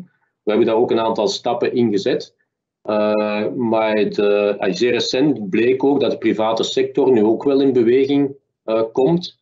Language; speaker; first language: Dutch; native; Dutch